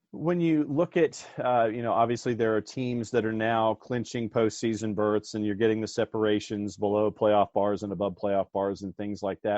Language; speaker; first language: English; native; English